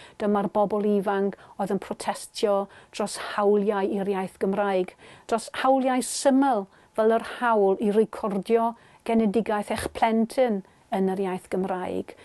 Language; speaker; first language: Welsh; non-native, fluent; German